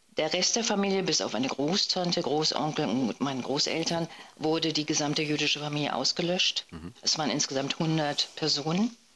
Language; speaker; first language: German; native; German